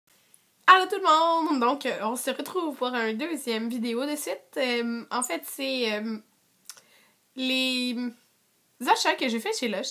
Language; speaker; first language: French; native; French